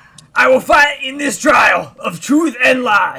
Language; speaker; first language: English; native; English